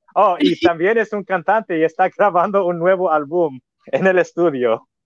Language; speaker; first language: Spanish; non-native, fluent; English